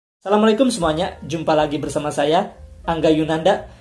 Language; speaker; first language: Indonesian; native; Indonesian